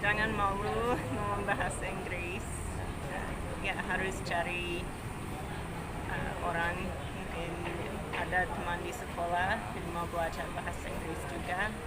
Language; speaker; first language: Indonesian; non-native, fluent; English